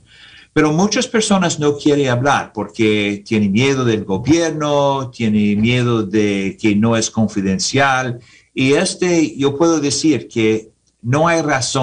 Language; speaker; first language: Spanish; non-native, learner; English